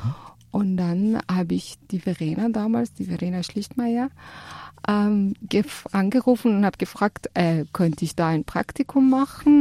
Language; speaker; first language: German; non-native, fluent; Persian